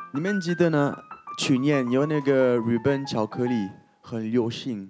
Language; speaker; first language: Chinese; non-native, learner; French